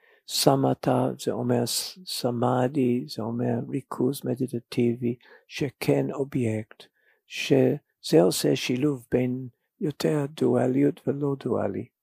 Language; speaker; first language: Hebrew; non-native, fluent; English